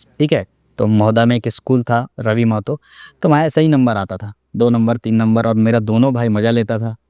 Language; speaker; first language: Hindi; native; Hindi